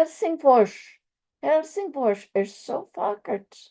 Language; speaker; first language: Swedish; non-native, fluent; English